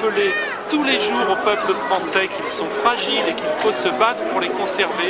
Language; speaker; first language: French; native; French